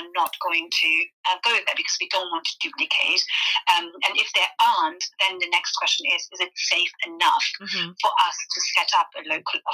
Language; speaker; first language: English; non-native, fluent; German